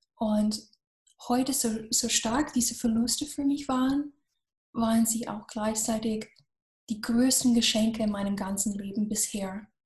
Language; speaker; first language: German; non-native, fluent; English